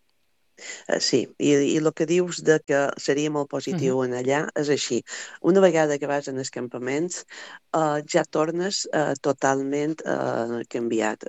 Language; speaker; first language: Catalan; native; Catalan